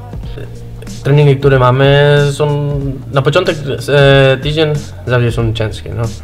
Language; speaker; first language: Polish; non-native, learner; Spanish